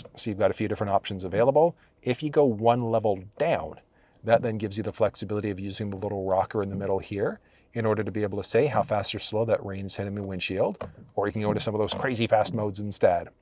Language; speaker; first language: English; native; English